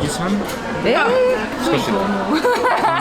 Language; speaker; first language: Japanese; non-native, learner; Spanish